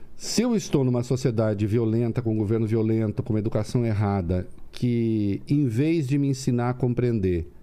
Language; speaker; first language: Portuguese; native; Portuguese